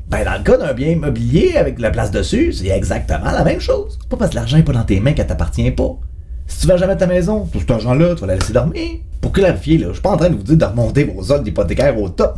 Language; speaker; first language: French; native; French